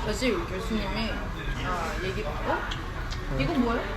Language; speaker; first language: Korean; non-native, learner; Greek